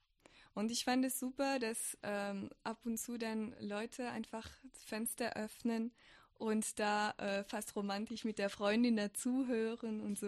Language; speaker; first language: German; non-native, fluent; French